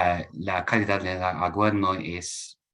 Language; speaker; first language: Spanish; non-native, learner; English